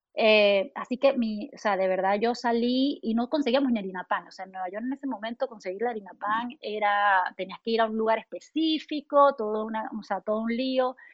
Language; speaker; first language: Spanish; native; Spanish